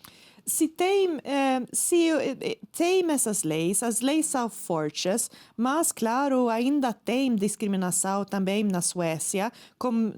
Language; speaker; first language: Portuguese; non-native, fluent; Swedish